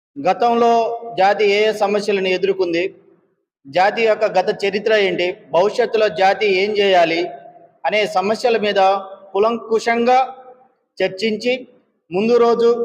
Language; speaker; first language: Telugu; non-native, local second language; Lambadi